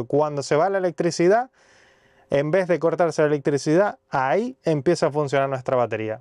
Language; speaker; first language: Spanish; native; Spanish